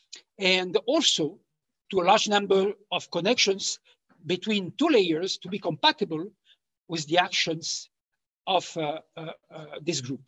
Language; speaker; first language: English; non-native, fluent; French